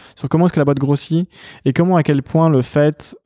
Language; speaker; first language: French; native; French